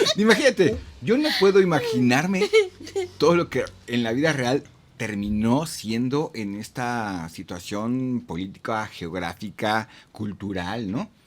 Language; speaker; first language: Spanish; native; Spanish